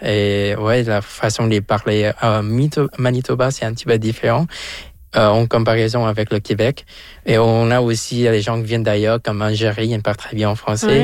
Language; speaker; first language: French; non-native, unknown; Vietnamese